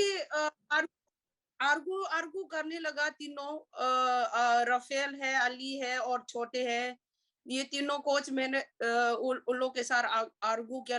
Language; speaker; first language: Hindi; non-native, local second language; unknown